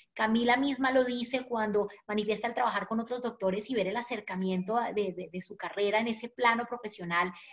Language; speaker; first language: Spanish; native; Spanish